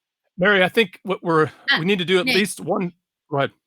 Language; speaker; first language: English; native; English